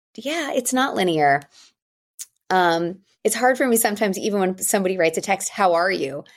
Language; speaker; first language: English; native; English